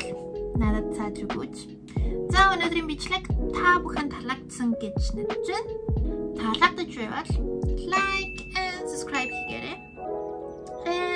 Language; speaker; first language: Mongolian; non-native, learner; Korean